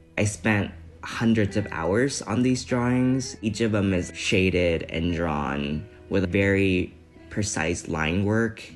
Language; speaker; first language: English; early bilingual, other home language; Vietnamese